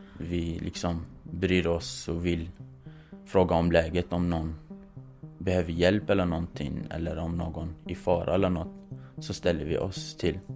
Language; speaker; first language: Swedish; non-native, fluent; Kurdish